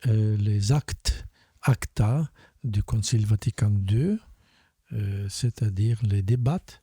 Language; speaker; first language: French; non-native, fluent; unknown